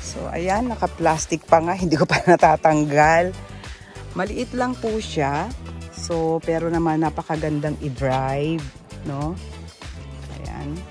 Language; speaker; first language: Filipino; native; Filipino